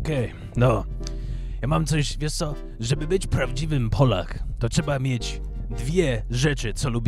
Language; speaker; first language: Polish; early bilingual, heritage; English